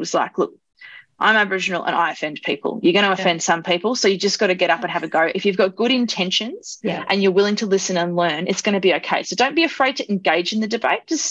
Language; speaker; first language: English; native; English